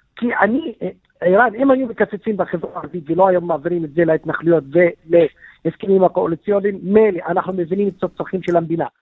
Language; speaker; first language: Hebrew; non-native, local second language; Arabic